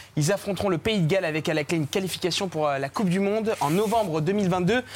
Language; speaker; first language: French; non-native, fluent; English